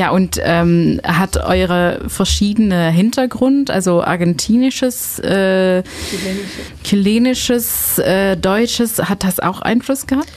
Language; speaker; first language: German; non-native, fluent; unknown